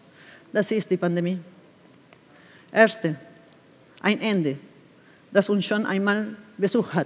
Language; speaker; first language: German; non-native, fluent; Spanish